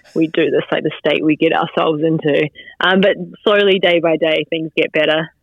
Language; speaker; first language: English; native; English